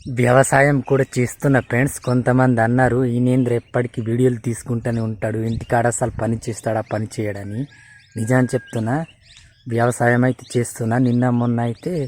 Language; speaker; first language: Telugu; non-native, local second language; Gondi